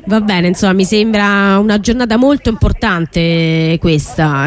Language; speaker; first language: Italian; native; Italian